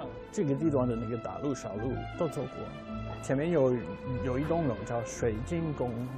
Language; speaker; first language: Chinese; non-native, fluent; English